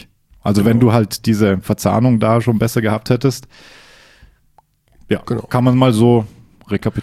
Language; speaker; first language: German; native; German